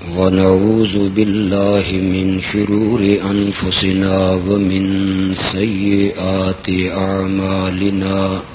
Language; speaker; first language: Urdu; non-native, local second language; Punjabi